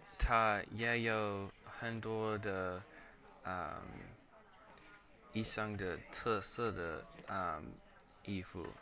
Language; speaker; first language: Chinese; non-native, learner; English